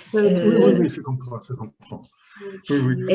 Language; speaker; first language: French; non-native, learner; Spanish